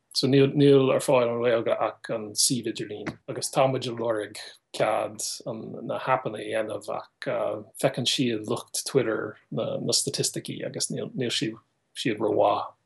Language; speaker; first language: Irish; non-native, fluent; English